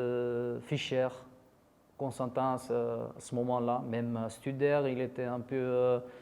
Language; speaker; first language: French; non-native, fluent; Dutch